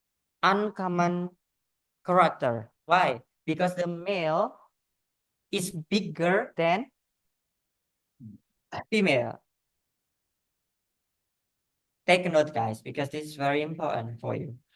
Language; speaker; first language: English; non-native, learner; Indonesian